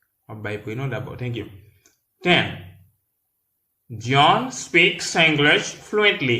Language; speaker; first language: English; non-native, learner; Haitian Creole